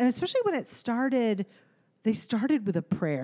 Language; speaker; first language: English; native; English